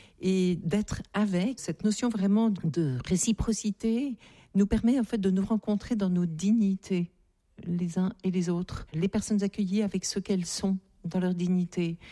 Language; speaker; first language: French; native; French